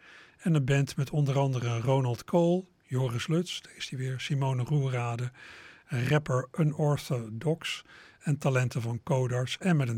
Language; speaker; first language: Dutch; native; Dutch